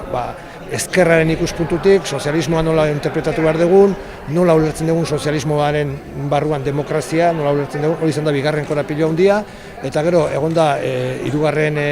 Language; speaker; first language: Basque; native; Basque